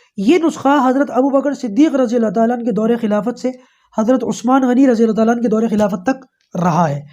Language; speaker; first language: Urdu; native; Urdu